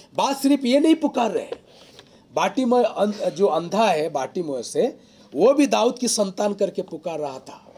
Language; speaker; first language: Hindi; non-native, local second language; Odia